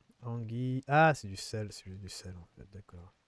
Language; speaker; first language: French; native; French